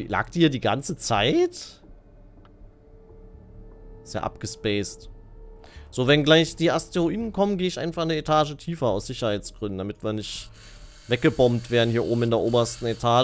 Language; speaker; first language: German; native; German